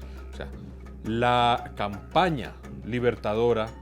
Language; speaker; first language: Spanish; native; Spanish